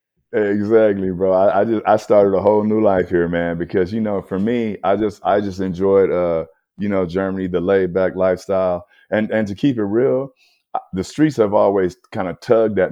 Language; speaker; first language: English; native; English